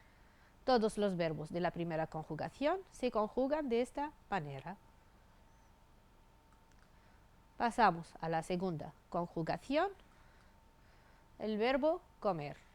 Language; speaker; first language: Spanish; non-native, fluent; Arabic